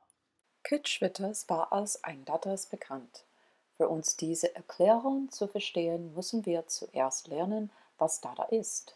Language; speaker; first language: German; non-native, learner; English